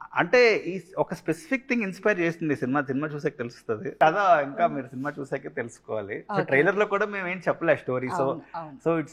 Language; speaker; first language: Telugu; native; Telugu